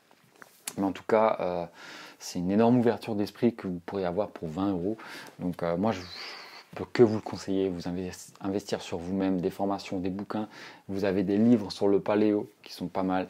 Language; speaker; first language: French; native; French